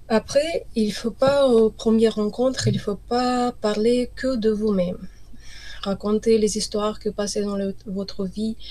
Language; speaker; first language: French; non-native, fluent; Ukrainian